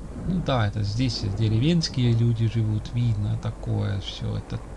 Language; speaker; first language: Russian; non-native, local second language; Estonian